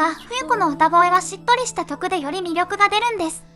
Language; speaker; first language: Japanese; native; Japanese